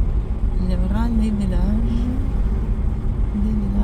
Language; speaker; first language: French; non-native, fluent; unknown